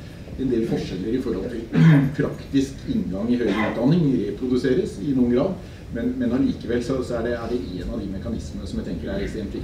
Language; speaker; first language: Norwegian; native; Norwegian